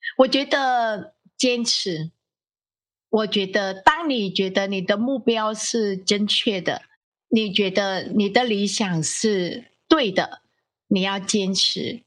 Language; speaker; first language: Chinese; non-native, fluent; Vietnamese